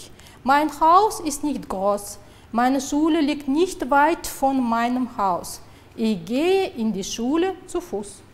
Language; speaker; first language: German; non-native, fluent; Uzbek